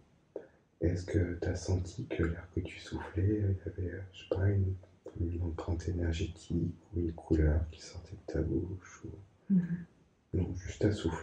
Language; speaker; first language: French; native; French